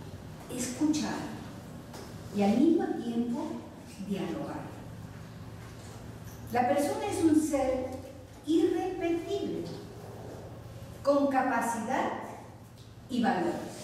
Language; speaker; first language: Spanish; non-native, local second language; Catalan